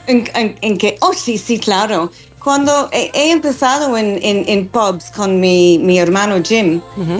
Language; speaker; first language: Spanish; non-native, fluent; English